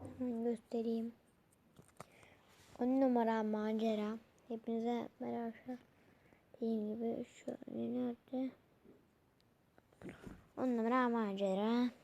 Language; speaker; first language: Turkish; native; Turkish